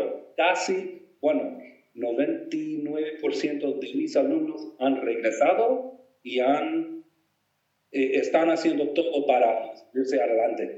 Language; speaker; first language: Spanish; non-native, fluent; English